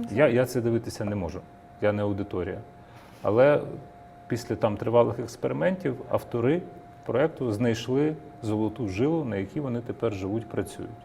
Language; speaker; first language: Ukrainian; native; Ukrainian